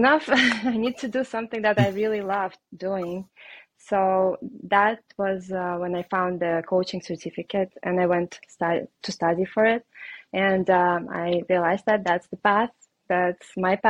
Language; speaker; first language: English; non-native, fluent; Russian